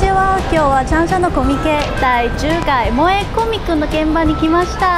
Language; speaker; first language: Japanese; non-native, fluent; Chinese